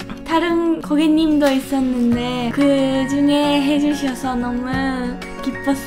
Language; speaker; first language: Korean; non-native, fluent; Japanese